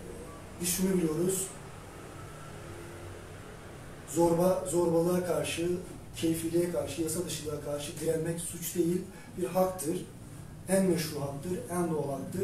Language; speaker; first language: Turkish; native; Turkish